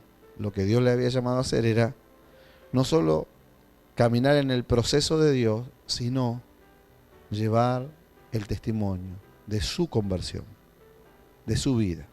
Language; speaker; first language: Spanish; native; Spanish